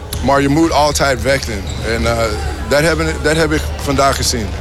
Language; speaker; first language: Dutch; non-native, learner; English